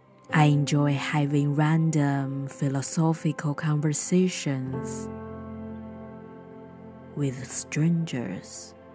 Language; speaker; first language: English; non-native, fluent; Chinese